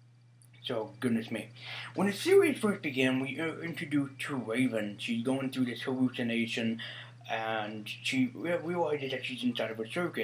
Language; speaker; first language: English; native; English